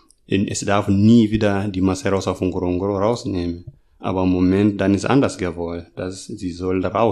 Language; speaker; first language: German; non-native, learner; Masai